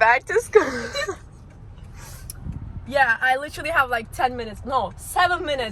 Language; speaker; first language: English; non-native, fluent; Turkish